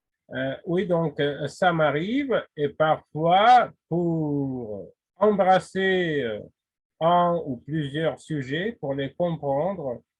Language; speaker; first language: French; non-native, fluent; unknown